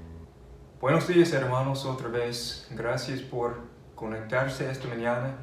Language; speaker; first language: Spanish; non-native, fluent; English